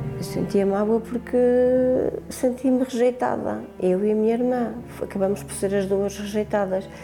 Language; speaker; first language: Portuguese; early bilingual, other home language; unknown